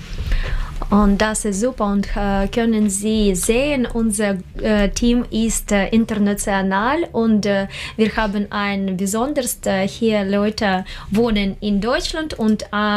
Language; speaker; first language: German; non-native, learner; Russian